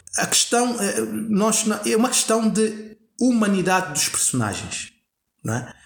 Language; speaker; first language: Portuguese; native; Portuguese